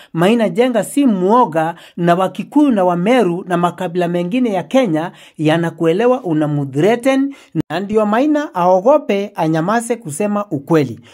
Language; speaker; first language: Swahili; non-native, local second language; Meru